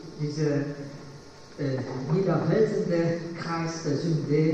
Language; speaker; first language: German; non-native, fluent; Polish